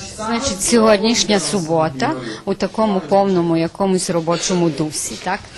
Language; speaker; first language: Ukrainian; early bilingual, heritage; Ukrainian